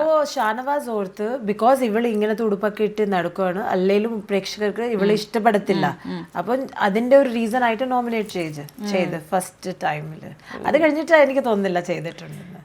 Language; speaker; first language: Malayalam; early bilingual, heritage; Malayalam